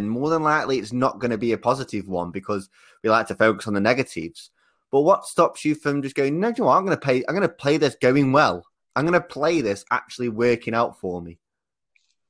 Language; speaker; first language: English; native; English